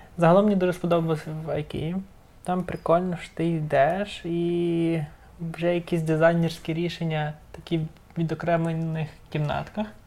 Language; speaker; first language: Ukrainian; native; Ukrainian